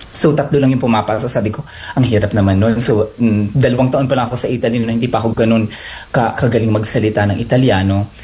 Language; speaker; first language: Filipino; native; Filipino